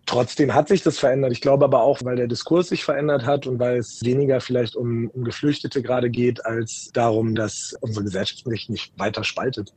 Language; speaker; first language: German; native; German